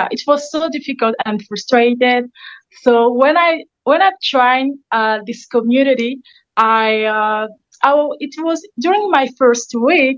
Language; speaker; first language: English; non-native, learner; French